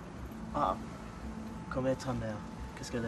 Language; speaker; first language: French; non-native, learner; English